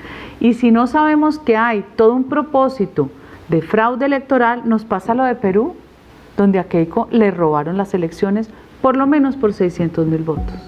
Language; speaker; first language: Spanish; native; Spanish